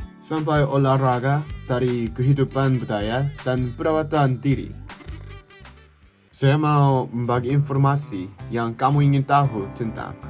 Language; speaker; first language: Indonesian; non-native, learner; Korean